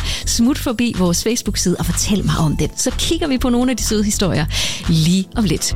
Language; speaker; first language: Danish; native; Danish